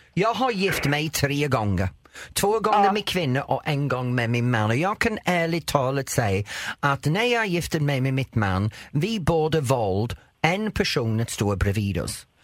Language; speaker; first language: Swedish; non-native, fluent; English